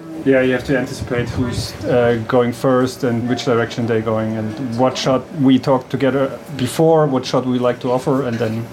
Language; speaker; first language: English; non-native, fluent; German